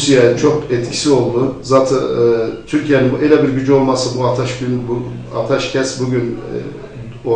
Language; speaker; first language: Turkish; early bilingual, heritage; Turkish